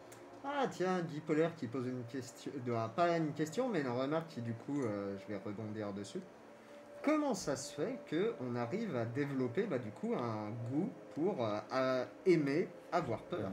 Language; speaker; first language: French; native; French